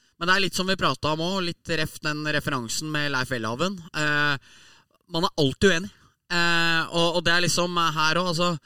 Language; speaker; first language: Norwegian; native; Norwegian